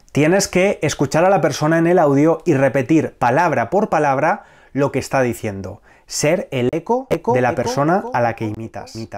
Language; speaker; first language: Spanish; native; Spanish